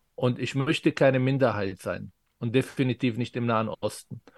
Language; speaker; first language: German; non-native, fluent; Arabic